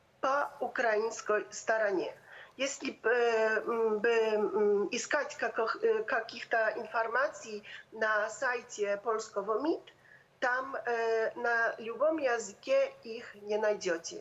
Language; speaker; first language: Russian; non-native, fluent; Polish